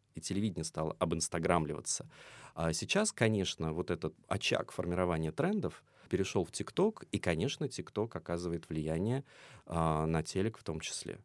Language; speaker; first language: Russian; native; Russian